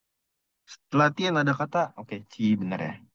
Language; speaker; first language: Indonesian; native; Indonesian